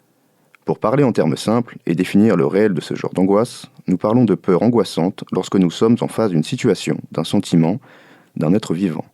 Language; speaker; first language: French; native; French